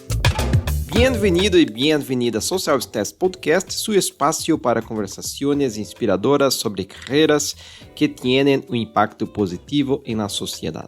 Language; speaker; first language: Portuguese; non-native, learner; Spanish